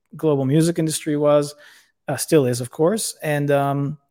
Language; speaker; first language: English; native; English